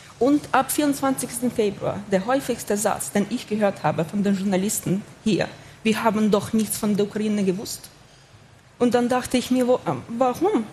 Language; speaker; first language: German; non-native, fluent; Ukrainian